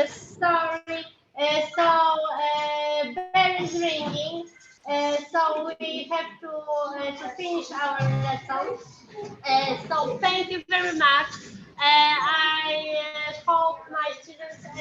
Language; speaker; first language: English; non-native, fluent; Polish